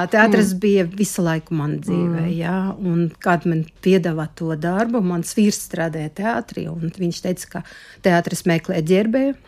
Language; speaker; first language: Latvian; non-native, local second language; Russian